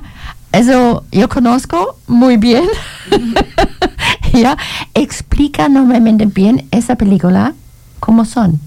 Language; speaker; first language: Spanish; non-native, learner; German